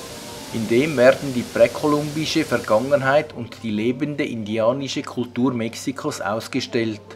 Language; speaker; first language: German; native; German